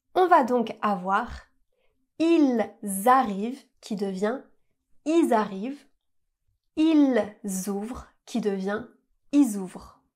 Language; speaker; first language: French; native; French